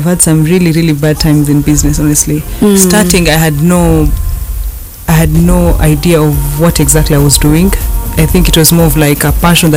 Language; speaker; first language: English; non-native, local second language; Swahili